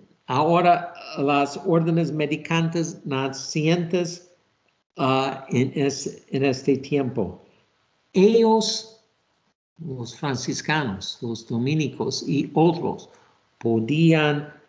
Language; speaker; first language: Spanish; non-native, fluent; English